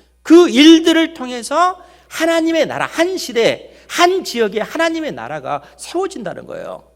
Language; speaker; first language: Korean; native; Korean